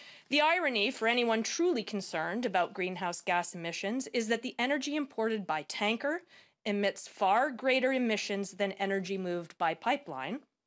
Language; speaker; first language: English; native; English